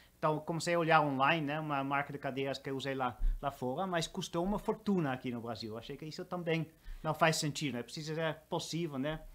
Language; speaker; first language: Portuguese; non-native, fluent; Dutch